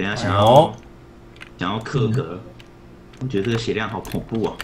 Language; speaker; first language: Chinese; native; Chinese